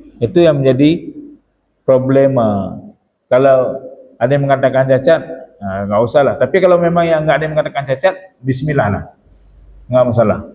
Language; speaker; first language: Malay; non-native, local second language; Achinese